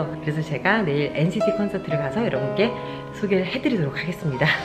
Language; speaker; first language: Korean; native; Korean